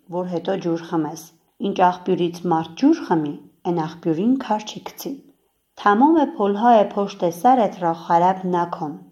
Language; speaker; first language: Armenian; native; Armenian